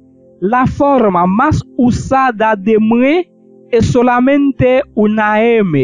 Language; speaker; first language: Spanish; non-native, fluent; Haitian Creole